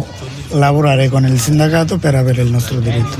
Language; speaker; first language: Italian; non-native, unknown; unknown